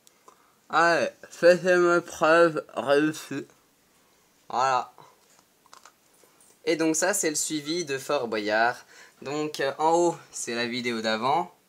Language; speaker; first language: French; native; French